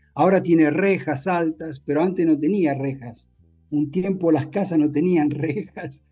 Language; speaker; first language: Spanish; native; Spanish